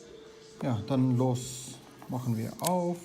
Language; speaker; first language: German; non-native, learner; Urdu